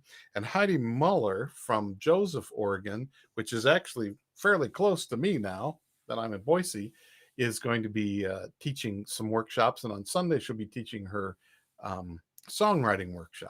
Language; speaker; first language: English; native; English